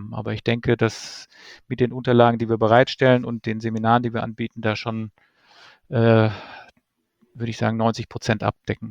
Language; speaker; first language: German; native; German